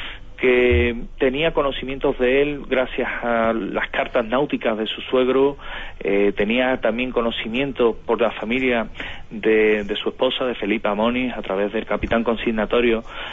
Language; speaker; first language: Spanish; native; Spanish